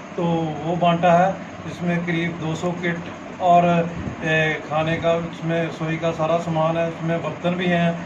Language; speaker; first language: Hindi; non-native, local second language; Punjabi